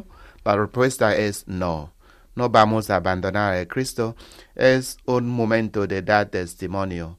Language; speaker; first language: Spanish; non-native, learner; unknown